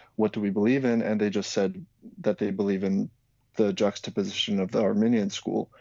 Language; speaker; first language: English; non-native, fluent; Slovak